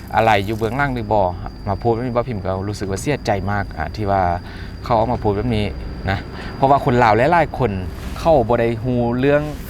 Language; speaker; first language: Thai; native; Thai